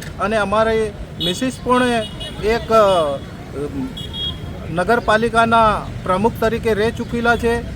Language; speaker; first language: Gujarati; native; Gujarati